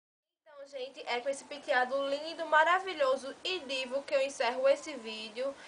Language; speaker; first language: Portuguese; native; Portuguese